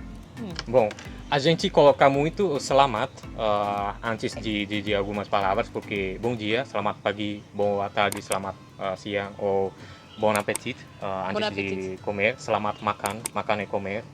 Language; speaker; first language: Portuguese; non-native, fluent; Indonesian